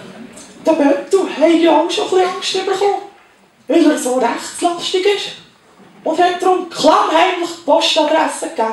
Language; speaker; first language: German; native; German